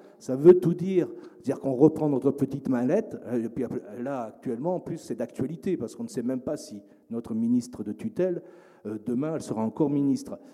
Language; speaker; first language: French; native; French